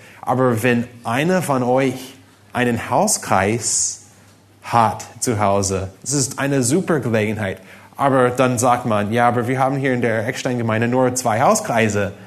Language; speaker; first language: German; non-native, fluent; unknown